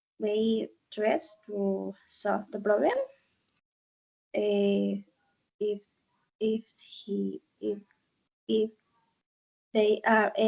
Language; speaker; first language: English; non-native, learner; Spanish